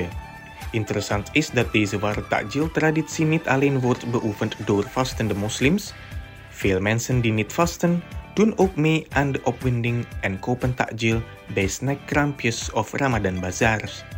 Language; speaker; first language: Dutch; non-native, fluent; Indonesian